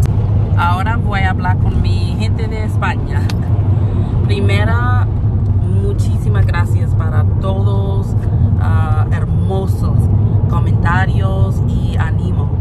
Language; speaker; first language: Spanish; non-native, learner; English